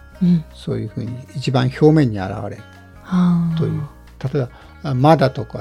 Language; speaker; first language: Japanese; native; Japanese